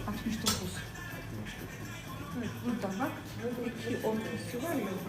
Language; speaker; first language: Turkish; non-native, fluent; Russian